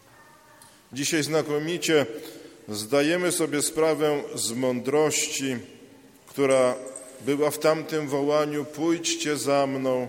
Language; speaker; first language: Polish; native; Polish